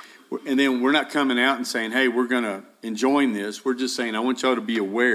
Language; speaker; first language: English; native; English